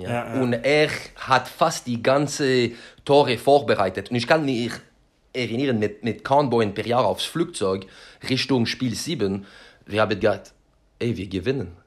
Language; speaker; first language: German; non-native, learner; French